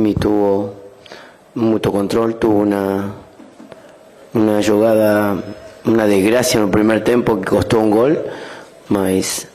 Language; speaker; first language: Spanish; native; Spanish